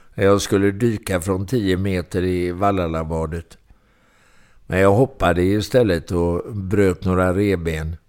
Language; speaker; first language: Swedish; native; Swedish